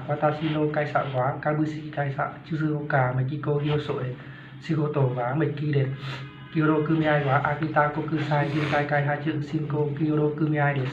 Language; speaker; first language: Japanese; non-native, learner; Vietnamese